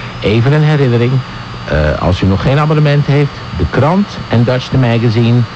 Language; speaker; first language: Dutch; native; Dutch